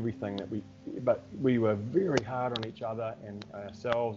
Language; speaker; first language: English; native; English